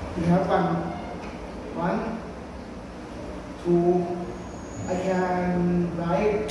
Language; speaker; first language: English; non-native, learner; Thai